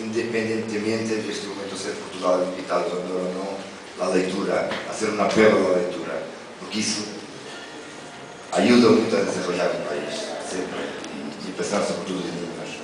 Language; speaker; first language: Spanish; non-native, fluent; Portuguese